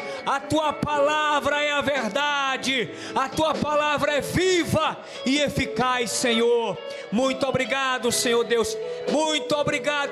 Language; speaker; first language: Portuguese; native; Portuguese